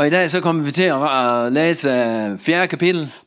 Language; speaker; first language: Danish; non-native, fluent; Russian